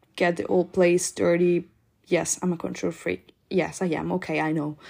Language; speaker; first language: English; non-native, fluent; Italian